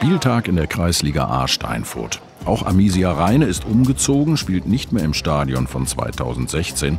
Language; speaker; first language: German; native; German